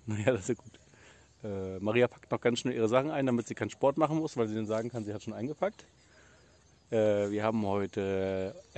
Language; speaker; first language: German; native; German